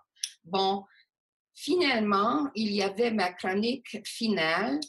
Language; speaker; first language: French; non-native, local second language; English